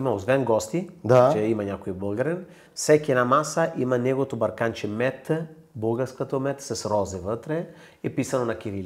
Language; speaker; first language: Bulgarian; non-native, fluent; Italian